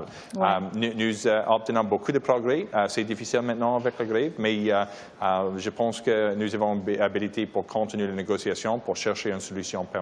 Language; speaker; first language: French; non-native, learner; English